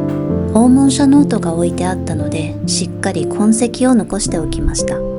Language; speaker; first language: Japanese; native; Japanese